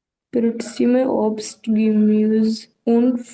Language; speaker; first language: German; non-native, learner; Hindi